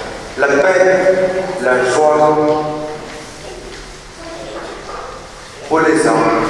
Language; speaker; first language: French; non-native, fluent; Vietnamese